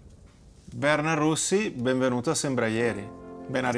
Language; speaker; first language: Italian; native; Italian